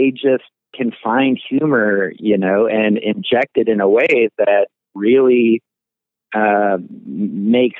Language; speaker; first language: English; native; English